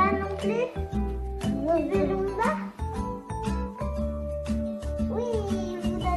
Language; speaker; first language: French; native; French